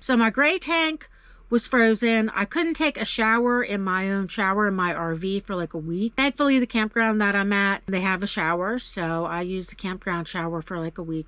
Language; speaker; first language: English; native; English